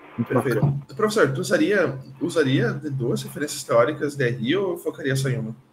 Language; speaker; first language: Portuguese; native; Portuguese